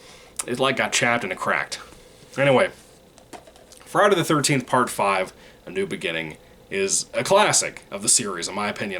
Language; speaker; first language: English; native; English